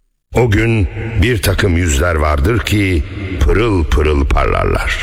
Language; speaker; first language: Turkish; native; Turkish